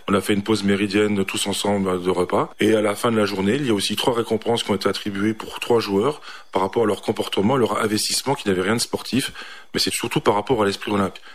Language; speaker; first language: French; native; French